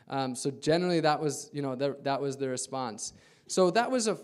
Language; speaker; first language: English; native; English